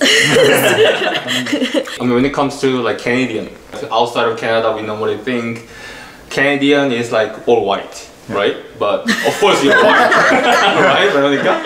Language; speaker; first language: English; non-native, fluent; Korean